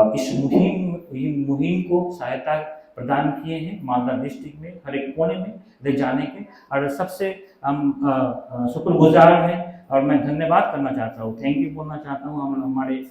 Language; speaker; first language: Hindi; non-native, local second language; Bangla